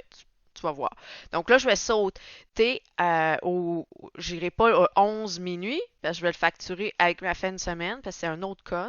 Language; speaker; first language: French; native; French